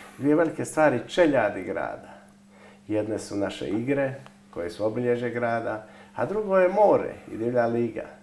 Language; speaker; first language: Croatian; native; Croatian